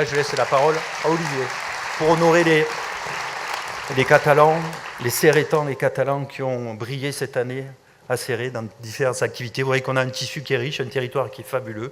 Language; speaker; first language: French; native; French